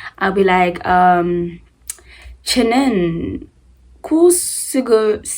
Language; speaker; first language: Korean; non-native, learner; English